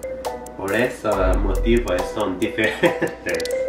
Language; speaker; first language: Spanish; non-native, learner; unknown